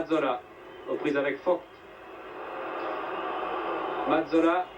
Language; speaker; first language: French; native; French